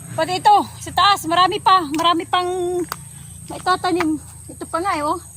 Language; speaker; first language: Filipino; non-native, local second language; Waray